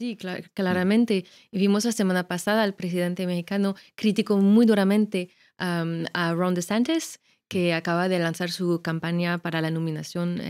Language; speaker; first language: Spanish; non-native, fluent; French